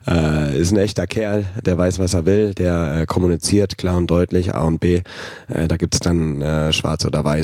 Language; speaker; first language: German; native; German